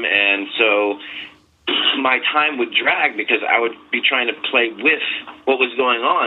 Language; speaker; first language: English; native; English